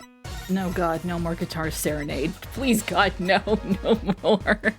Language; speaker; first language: English; native; English